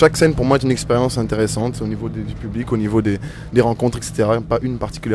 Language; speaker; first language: French; native; French